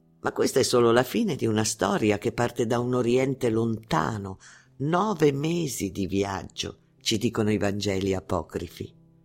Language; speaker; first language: Italian; non-native, fluent; Arabic